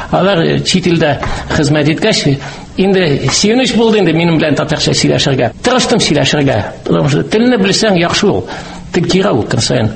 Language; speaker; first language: Tatar; non-native, local second language; Russian